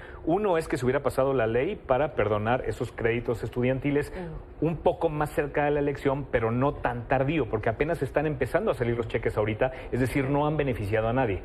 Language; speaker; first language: Spanish; native; Spanish